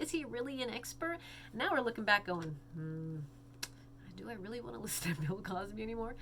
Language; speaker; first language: English; native; English